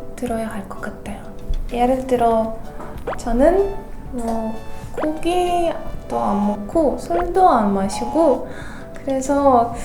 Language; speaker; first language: Korean; non-native, fluent; Russian